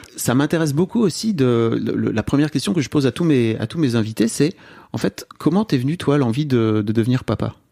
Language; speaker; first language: French; native; French